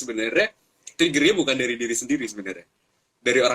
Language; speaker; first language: Indonesian; native; Indonesian